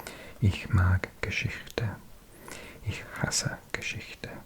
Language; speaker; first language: German; non-native, learner; English